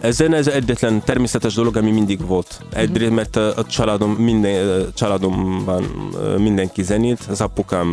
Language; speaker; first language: Hungarian; non-native, learner; Arabic